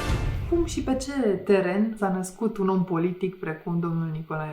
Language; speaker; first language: Romanian; native; Romanian